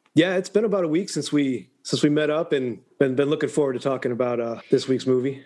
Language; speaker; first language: English; native; English